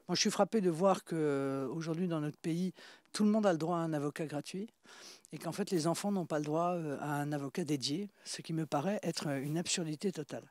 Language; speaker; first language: French; native; French